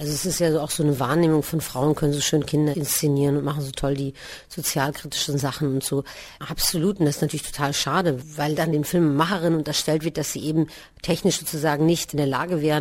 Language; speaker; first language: German; native; German